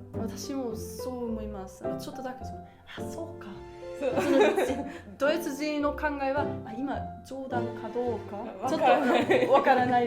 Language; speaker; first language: Japanese; non-native, learner; German